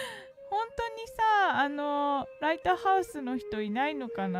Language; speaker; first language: Japanese; native; Japanese